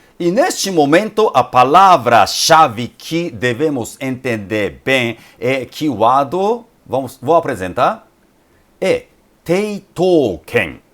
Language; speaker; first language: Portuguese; non-native, fluent; Japanese